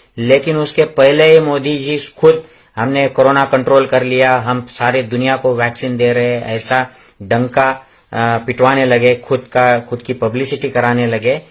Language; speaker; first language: Hindi; non-native, local second language; Marathi